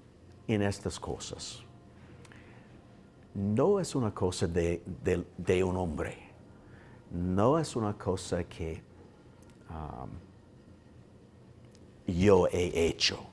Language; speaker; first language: Spanish; non-native, learner; English